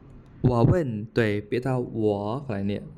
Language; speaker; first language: Chinese; non-native, learner; Khmer